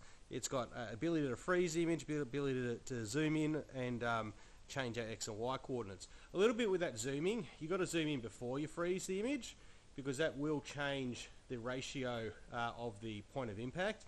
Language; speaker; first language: English; native; English